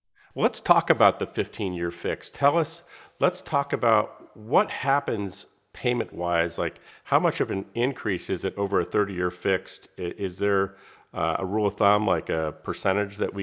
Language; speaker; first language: English; native; English